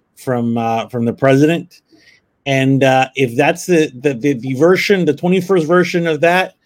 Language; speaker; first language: English; early bilingual, other home language; Spanish